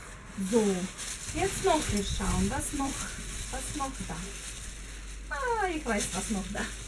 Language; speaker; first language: German; non-native, learner; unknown